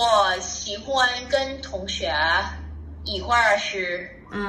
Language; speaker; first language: Chinese; non-native, learner; Thai